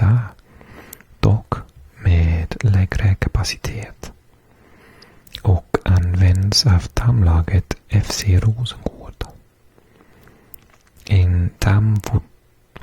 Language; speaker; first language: Swedish; non-native, fluent; English